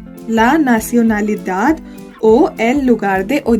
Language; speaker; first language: Spanish; non-native, learner; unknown